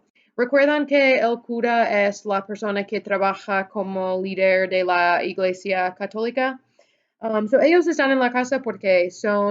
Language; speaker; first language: Spanish; non-native, fluent; English